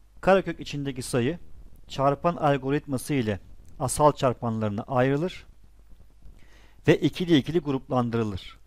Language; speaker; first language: Turkish; native; Turkish